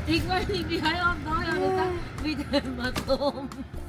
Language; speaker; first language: German; non-native, learner; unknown